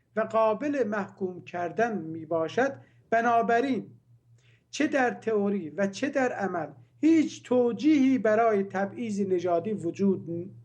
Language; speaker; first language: Persian; non-native, local second language; Azerbaijani